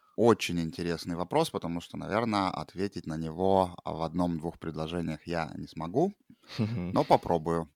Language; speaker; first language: Russian; native; Russian